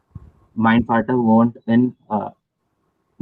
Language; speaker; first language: German; non-native, learner; Hindi